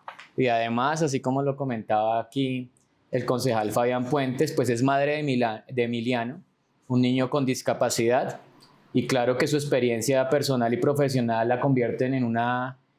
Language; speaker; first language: Spanish; native; Spanish